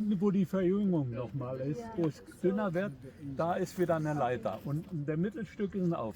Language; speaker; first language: German; native; German